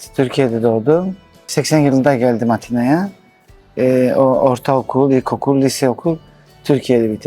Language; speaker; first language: Turkish; non-native, local second language; Greek